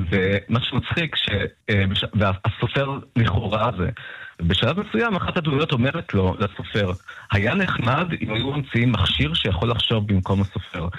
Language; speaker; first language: Hebrew; early bilingual, other home language; Russian